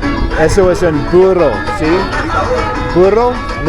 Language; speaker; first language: Spanish; non-native, learner; English